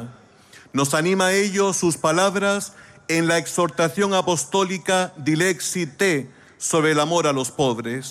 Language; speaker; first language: Spanish; native; Spanish